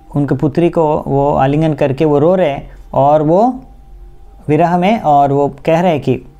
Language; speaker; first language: Hindi; non-native, local second language; Bangla